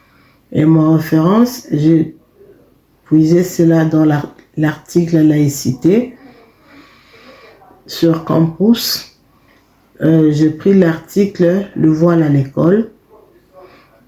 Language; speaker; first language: French; non-native, fluent; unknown